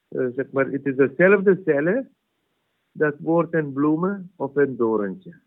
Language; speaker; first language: Dutch; non-native, fluent; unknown